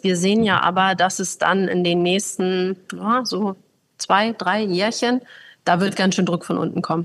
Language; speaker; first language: German; native; German